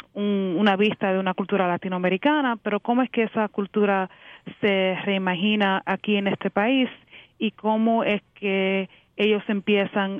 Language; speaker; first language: Spanish; early bilingual, heritage; Spanish